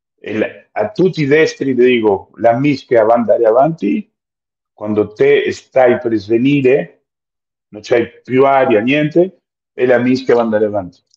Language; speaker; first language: Italian; non-native, fluent; Spanish